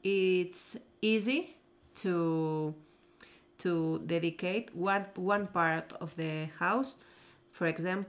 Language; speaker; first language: English; non-native, learner; Spanish